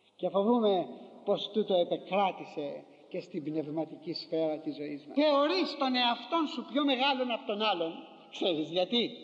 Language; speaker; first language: Greek; native; Greek